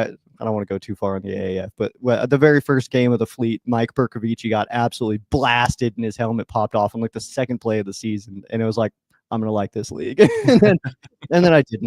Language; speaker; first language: English; native; English